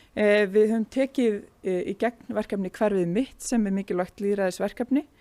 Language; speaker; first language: Icelandic; native; Icelandic